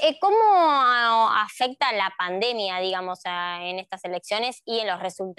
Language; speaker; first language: Spanish; native; Spanish